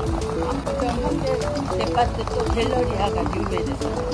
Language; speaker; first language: Japanese; non-native, fluent; Korean